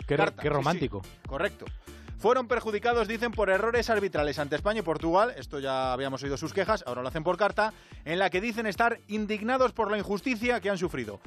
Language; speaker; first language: Spanish; native; Spanish